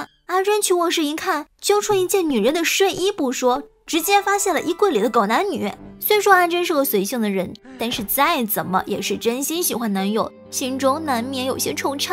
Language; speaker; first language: Chinese; native; Chinese